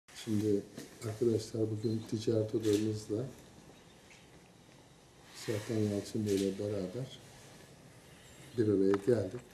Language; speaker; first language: Turkish; native; Turkish